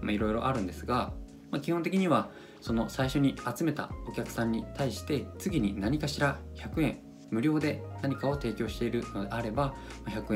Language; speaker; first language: Japanese; native; Japanese